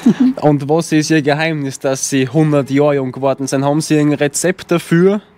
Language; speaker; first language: German; native; German